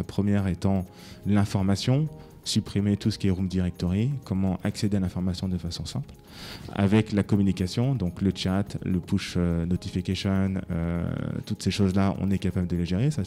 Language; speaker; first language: French; native; French